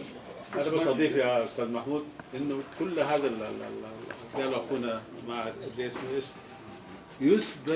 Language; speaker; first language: Arabic; native; Arabic